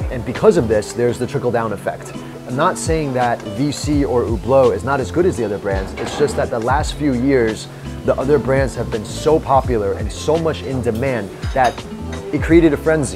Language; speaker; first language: English; early bilingual, other home language; Chinese